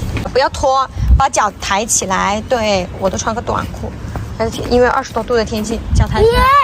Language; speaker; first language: Chinese; native; Chinese